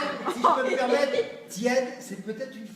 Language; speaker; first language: French; native; French